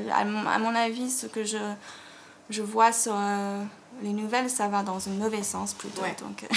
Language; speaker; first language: French; non-native, fluent; English